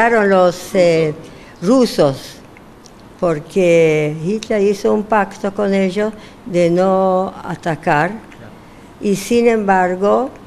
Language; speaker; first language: Spanish; non-native, fluent; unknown